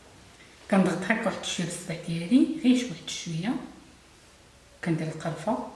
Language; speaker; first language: Arabic; native; Arabic